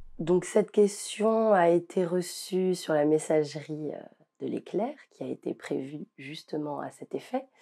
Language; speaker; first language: French; native; French